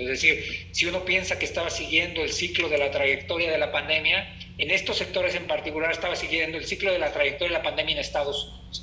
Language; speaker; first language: Spanish; native; Spanish